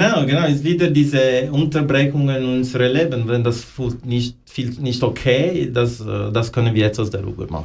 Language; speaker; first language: German; non-native, learner; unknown